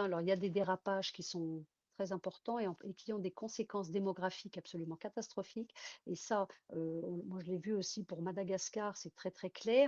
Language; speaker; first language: French; native; French